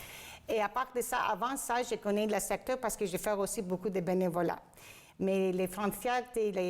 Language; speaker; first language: French; non-native, fluent; Greek